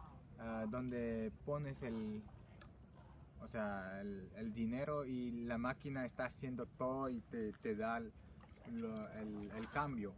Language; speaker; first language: Spanish; non-native, fluent; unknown